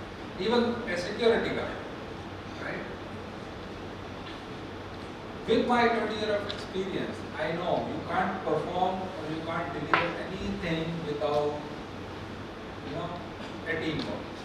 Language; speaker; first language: English; non-native, local second language; Hindi